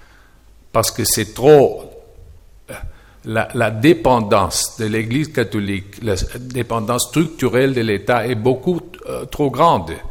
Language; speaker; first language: French; non-native, fluent; German